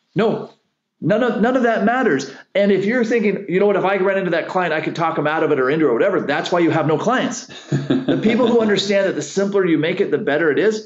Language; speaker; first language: English; native; English